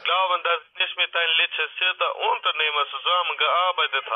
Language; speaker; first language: German; non-native, learner; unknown